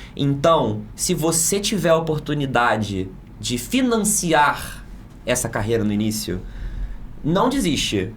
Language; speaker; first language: Portuguese; native; Portuguese